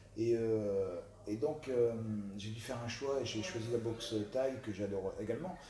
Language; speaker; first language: French; early bilingual, other home language; Italian